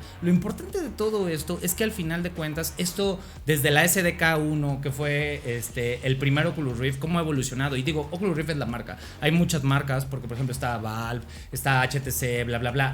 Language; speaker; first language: Spanish; native; Spanish